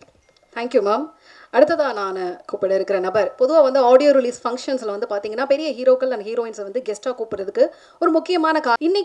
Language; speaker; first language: Tamil; native; Tamil